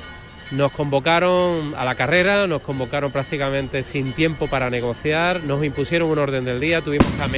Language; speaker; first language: Spanish; native; Spanish